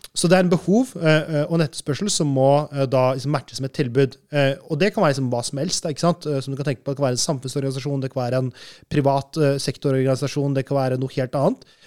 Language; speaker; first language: Norwegian; early bilingual, other home language; Urdu